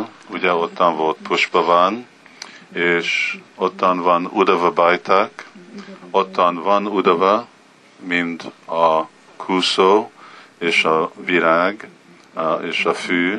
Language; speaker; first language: Hungarian; early bilingual, heritage; Hungarian